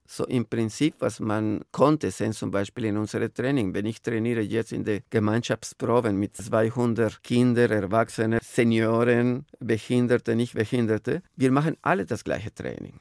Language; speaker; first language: German; non-native, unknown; Spanish